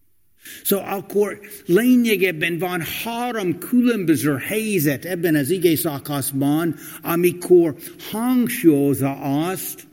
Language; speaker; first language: Hungarian; non-native, fluent; English